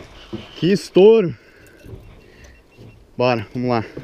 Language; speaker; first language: Portuguese; native; Portuguese